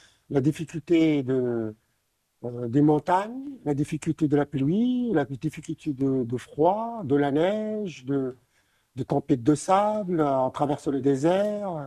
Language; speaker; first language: French; non-native, local second language; Arabic